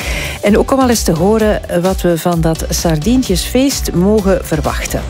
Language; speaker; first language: Dutch; native; Dutch